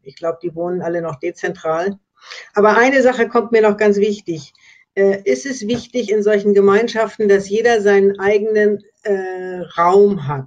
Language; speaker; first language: German; native; German